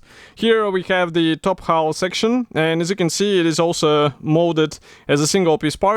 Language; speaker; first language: English; non-native, fluent; Russian